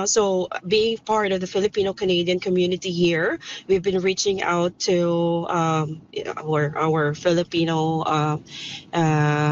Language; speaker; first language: English; non-native, local second language; Cebuano